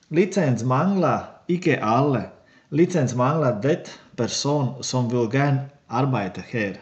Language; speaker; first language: Norwegian; non-native, learner; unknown